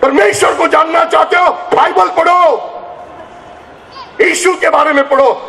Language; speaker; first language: Hindi; non-native, local second language; Marathi